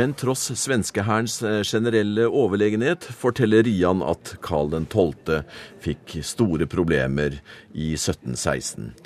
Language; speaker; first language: Norwegian; native; Norwegian